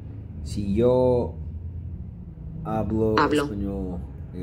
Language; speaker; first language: Spanish; non-native, learner; English